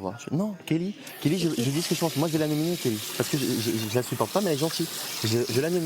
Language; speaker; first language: French; native; French